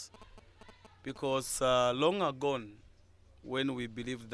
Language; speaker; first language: English; non-native, local second language; Bemba